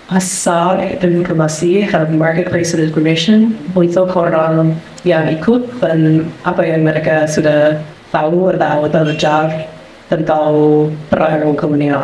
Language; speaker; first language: Indonesian; non-native, fluent; English